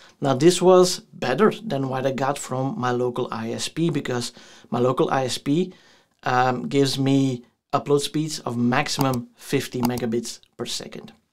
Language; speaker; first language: English; non-native, fluent; Dutch